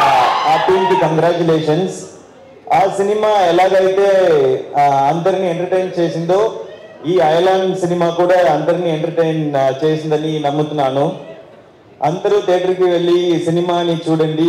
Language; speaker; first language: Telugu; non-native, learner; Tamil